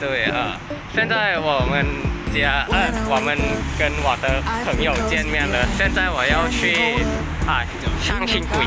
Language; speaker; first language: Chinese; non-native, learner; Thai